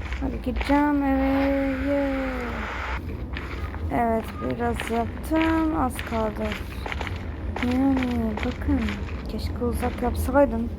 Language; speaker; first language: Turkish; early bilingual, other home language; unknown